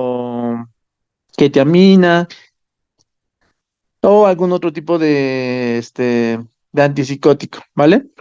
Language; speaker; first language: Spanish; native; Spanish